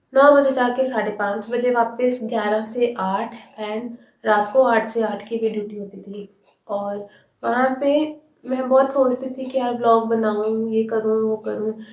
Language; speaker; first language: Hindi; native; Hindi